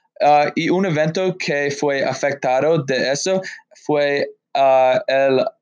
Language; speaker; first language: Spanish; non-native, learner; English